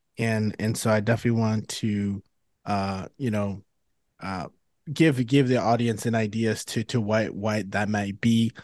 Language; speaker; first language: English; native; English